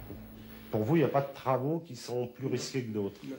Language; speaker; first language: French; native; French